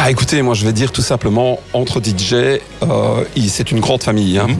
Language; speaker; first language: French; native; French